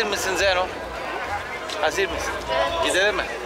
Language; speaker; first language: Turkish; non-native, fluent; Italian